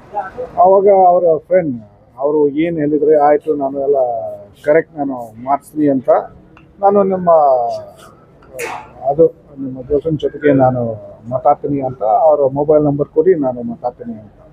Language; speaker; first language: Kannada; non-native, local second language; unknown